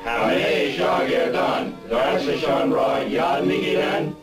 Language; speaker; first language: Persian; non-native, learner; English